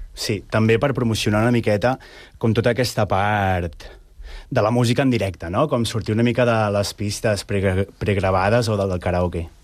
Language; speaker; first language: Catalan; native; Catalan